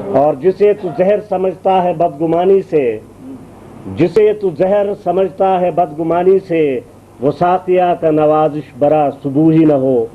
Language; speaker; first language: Urdu; non-native, local second language; Shina